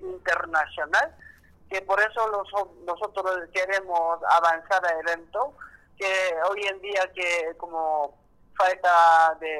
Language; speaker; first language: Spanish; non-native, learner; Korean